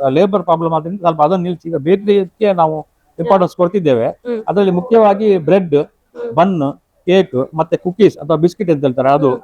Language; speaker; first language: Kannada; non-native, local second language; Konkani